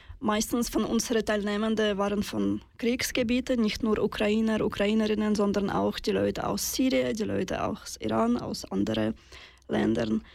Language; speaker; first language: German; non-native, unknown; Russian